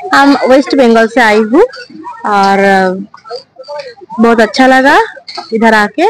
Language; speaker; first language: Hindi; non-native, local second language; Bangla